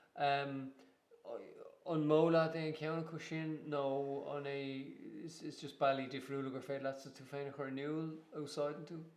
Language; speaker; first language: Irish; native; Irish